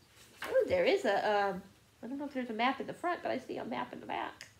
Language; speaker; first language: English; native; English